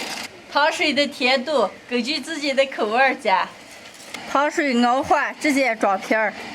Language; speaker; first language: Chinese; native; Chinese